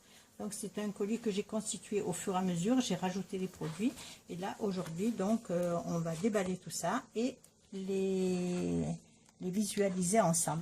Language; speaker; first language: French; native; French